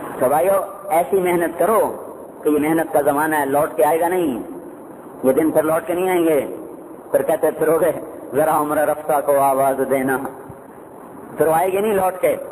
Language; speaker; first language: Urdu; non-native, local second language; Punjabi